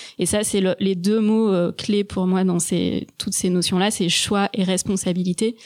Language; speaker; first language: French; native; French